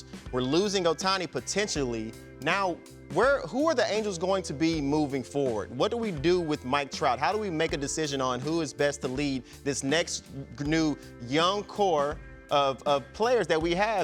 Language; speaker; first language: English; native; English